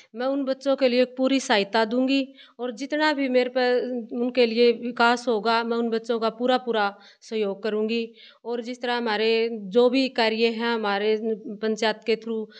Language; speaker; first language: Hindi; native; Hindi